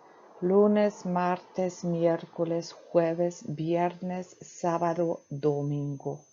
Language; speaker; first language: Spanish; non-native, fluent; English